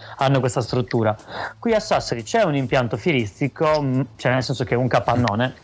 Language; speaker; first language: Italian; native; Italian